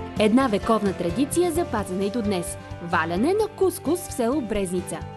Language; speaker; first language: Bulgarian; native; Bulgarian